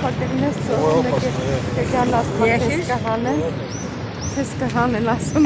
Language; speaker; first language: Greek; non-native, learner; Armenian